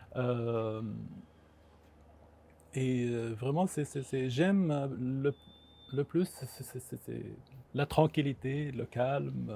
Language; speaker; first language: French; non-native, local second language; Arabic